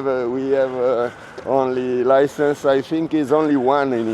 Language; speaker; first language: English; non-native, learner; Italian